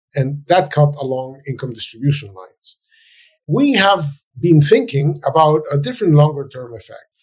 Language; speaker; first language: English; non-native, fluent; Spanish